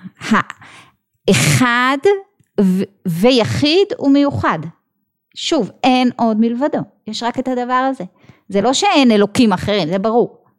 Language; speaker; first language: Hebrew; native; Hebrew